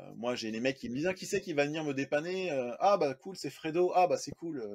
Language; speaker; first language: French; native; French